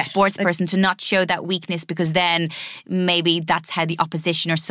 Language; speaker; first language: English; native; English